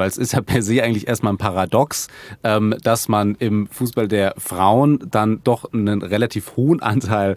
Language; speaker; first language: German; native; German